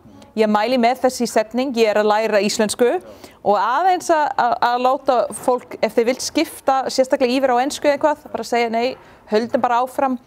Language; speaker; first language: Icelandic; non-native, fluent; English